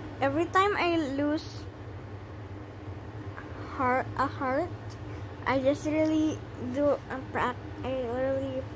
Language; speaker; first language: English; non-native, local second language; Filipino